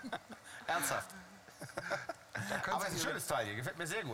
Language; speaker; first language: German; native; German